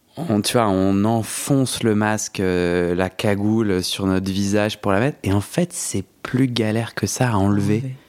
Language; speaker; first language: French; native; French